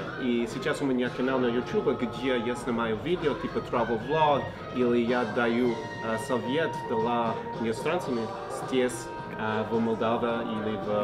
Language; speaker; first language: Russian; non-native, learner; English